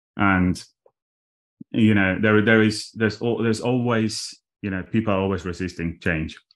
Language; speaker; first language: English; non-native, fluent; Armenian